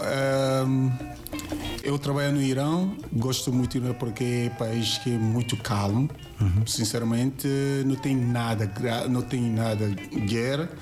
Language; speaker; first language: Portuguese; non-native, learner; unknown